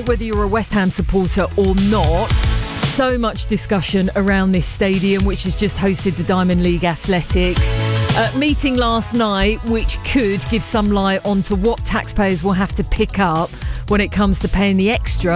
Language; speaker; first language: English; native; English